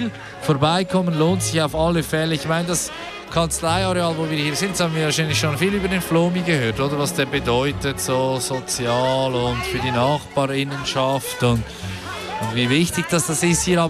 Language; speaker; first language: German; native; German